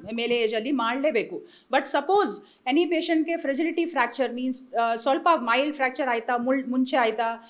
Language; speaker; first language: Kannada; non-native, learner; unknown